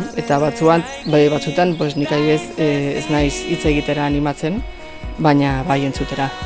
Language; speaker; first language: Basque; non-native, learner; Catalan